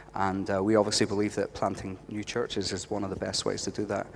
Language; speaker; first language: English; native; English